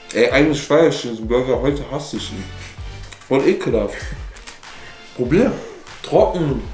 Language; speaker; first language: German; native; German